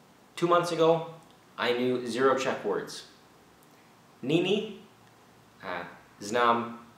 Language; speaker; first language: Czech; non-native, learner; English